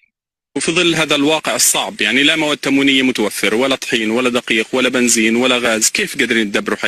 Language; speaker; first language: Arabic; native; Arabic